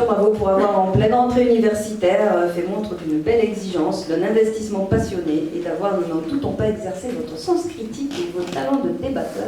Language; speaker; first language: French; native; French